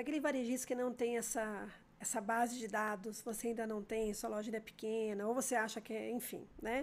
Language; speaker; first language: Portuguese; native; Portuguese